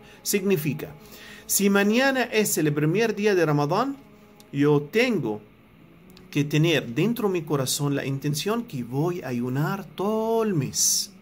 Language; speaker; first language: Spanish; non-native, fluent; Arabic